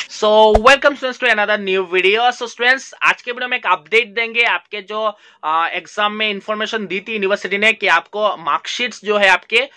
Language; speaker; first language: Hindi; non-native, local second language; Bangla